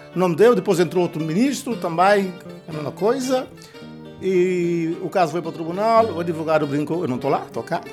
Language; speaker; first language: Portuguese; non-native, local second language; Kabuverdianu